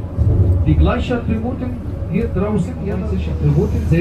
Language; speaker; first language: German; non-native, fluent; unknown